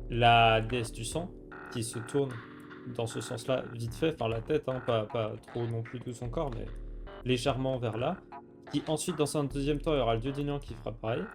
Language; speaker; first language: French; native; French